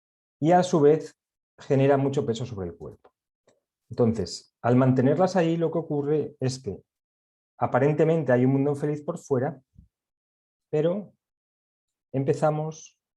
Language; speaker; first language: Spanish; native; Spanish